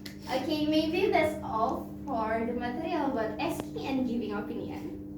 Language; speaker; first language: English; non-native, fluent; Indonesian